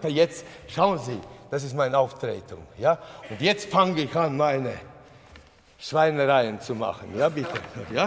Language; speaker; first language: German; non-native, learner; Latvian